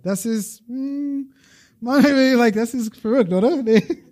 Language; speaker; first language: German; non-native, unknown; English